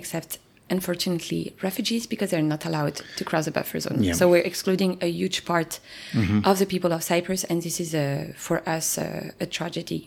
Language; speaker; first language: English; non-native, fluent; French